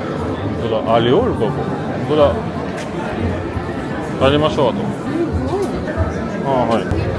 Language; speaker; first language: Japanese; non-native, fluent; French